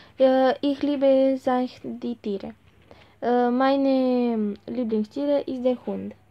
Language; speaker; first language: German; non-native, learner; Romanian